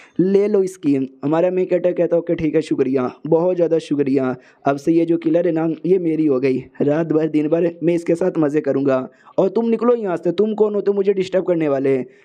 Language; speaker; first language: Hindi; native; Hindi